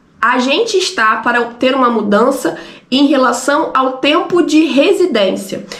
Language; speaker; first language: Portuguese; native; Portuguese